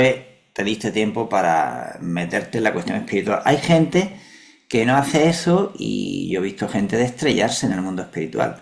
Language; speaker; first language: Spanish; native; Spanish